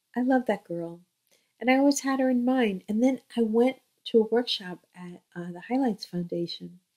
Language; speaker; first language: English; native; English